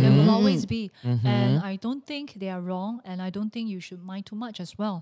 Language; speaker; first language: English; non-native, local second language; Chinese